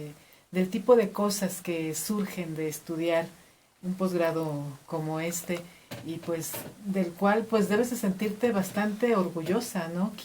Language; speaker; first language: Spanish; native; Spanish